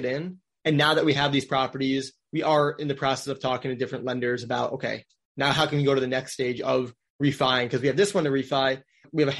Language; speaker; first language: English; native; English